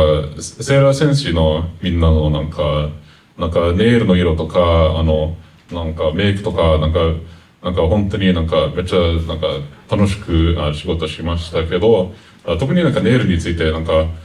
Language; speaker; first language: Japanese; non-native, fluent; English